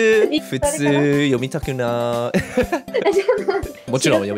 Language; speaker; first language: Japanese; non-native, fluent; English